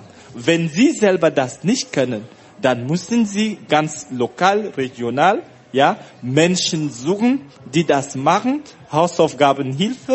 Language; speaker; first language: German; non-native, fluent; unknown